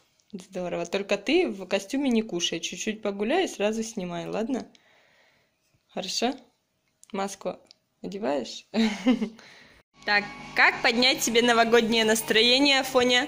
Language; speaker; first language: Russian; native; Russian